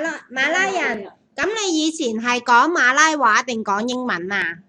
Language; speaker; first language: Chinese; native; Chinese